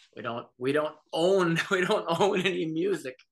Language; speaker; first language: English; native; English